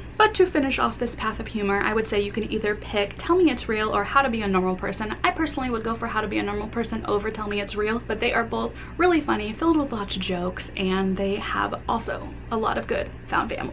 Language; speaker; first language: English; native; English